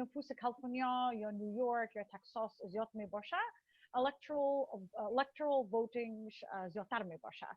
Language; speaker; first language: Persian; early bilingual, heritage; Persian